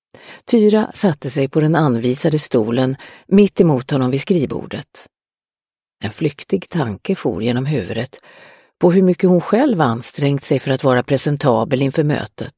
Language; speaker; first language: Swedish; native; Swedish